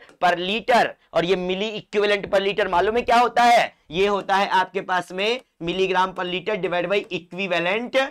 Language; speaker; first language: Hindi; non-native, local second language; Marathi